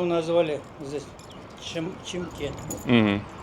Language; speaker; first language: Russian; non-native, local second language; Kazakh